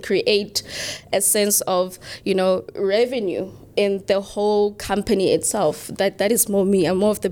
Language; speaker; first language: English; non-native, local second language; Southern Sotho